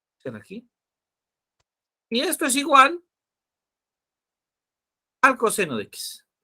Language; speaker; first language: Spanish; native; Spanish